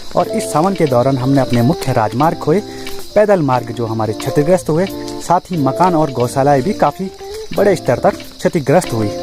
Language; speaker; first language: Hindi; non-native, local second language; Garhwali